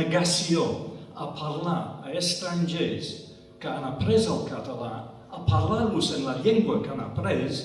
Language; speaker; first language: Catalan; non-native, fluent; English